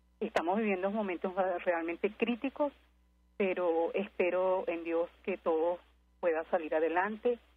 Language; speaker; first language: Spanish; native; Spanish